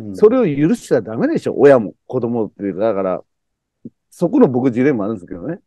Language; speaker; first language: Japanese; native; Japanese